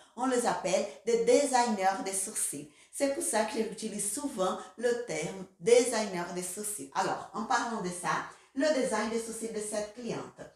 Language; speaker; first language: French; non-native, fluent; Portuguese